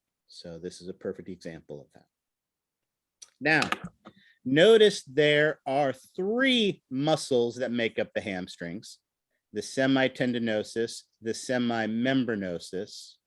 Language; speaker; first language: English; native; English